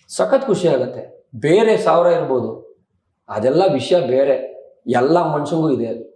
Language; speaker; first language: Kannada; native; Kannada